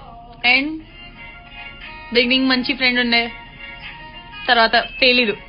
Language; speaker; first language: Telugu; non-native, learner; Gujarati